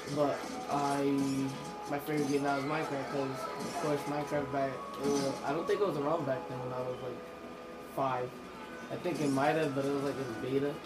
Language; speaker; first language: English; native; English